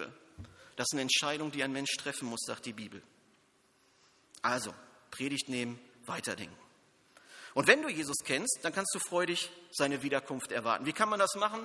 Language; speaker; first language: German; native; German